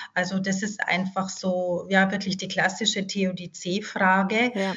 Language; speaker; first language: German; native; German